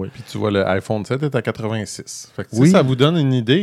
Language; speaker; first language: French; native; French